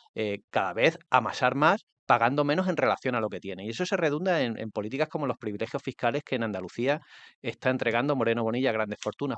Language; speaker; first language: Spanish; native; Spanish